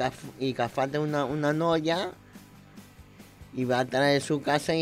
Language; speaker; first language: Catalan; non-native, local second language; Spanish